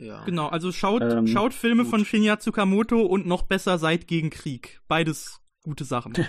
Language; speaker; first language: German; native; German